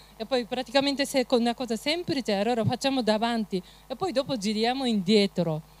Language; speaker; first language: Italian; non-native, fluent; Japanese